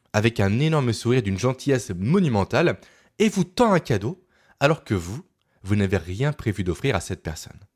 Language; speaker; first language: French; native; French